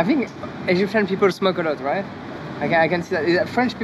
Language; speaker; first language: English; non-native, learner; French